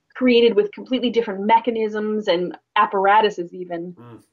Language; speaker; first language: English; native; English